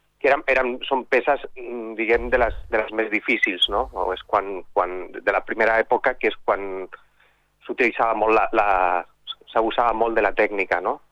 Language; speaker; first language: Catalan; non-native, local second language; Spanish